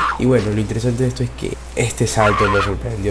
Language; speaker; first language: Spanish; native; Spanish